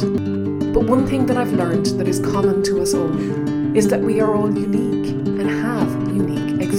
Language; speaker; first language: English; native; English